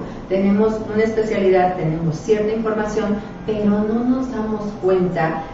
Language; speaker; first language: Spanish; native; Spanish